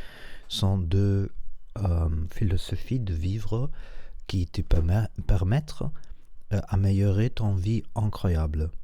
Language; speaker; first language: French; non-native, learner; Spanish